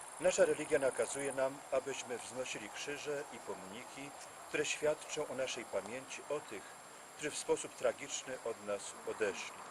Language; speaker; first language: Polish; native; Polish